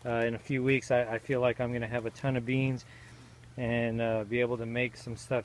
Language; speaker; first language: English; native; English